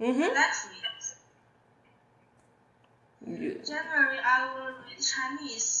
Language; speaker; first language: English; non-native, learner; Chinese